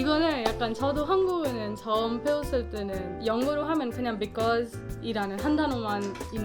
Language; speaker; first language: Korean; non-native, fluent; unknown